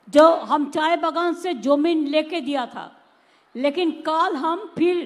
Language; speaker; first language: Hindi; non-native, local second language; Bangla